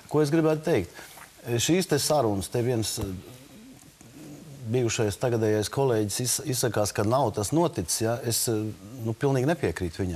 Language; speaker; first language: Latvian; native; Latvian